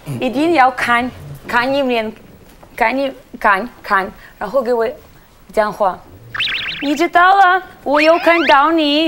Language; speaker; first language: Chinese; non-native, learner; Russian